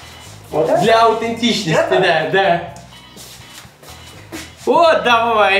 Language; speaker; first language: Russian; native; Russian